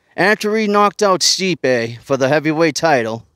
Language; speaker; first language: English; native; English